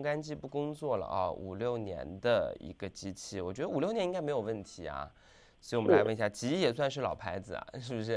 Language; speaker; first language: Chinese; native; Chinese